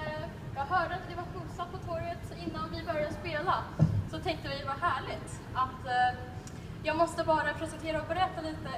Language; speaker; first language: Swedish; non-native, fluent; Chinese